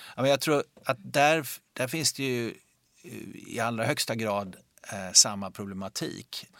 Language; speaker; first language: Swedish; native; Swedish